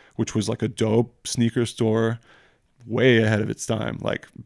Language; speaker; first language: English; early bilingual, other home language; French